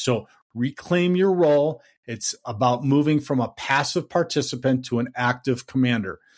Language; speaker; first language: English; native; English